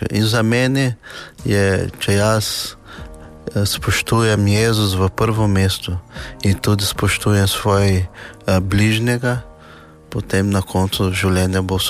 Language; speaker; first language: Slovenian; non-native, learner; Portuguese